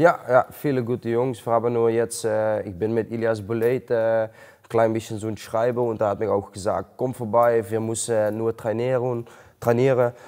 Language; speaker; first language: German; non-native, learner; Dutch